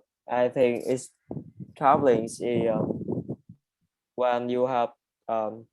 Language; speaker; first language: English; non-native, learner; Vietnamese